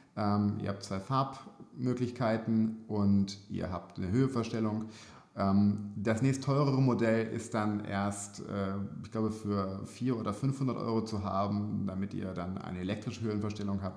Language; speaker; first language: German; native; German